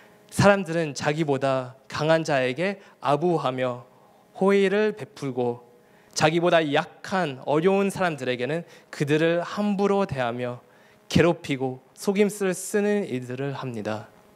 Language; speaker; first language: Korean; native; Korean